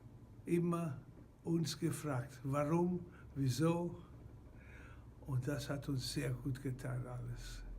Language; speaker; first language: German; non-native, fluent; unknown